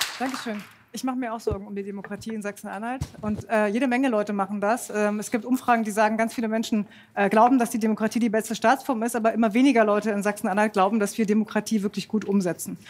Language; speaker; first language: German; native; German